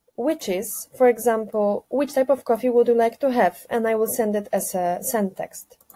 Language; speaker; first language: English; non-native, fluent; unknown